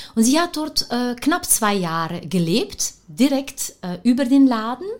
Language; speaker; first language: German; non-native, fluent; Dutch